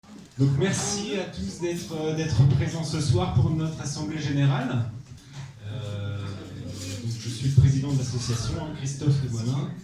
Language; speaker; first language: French; native; French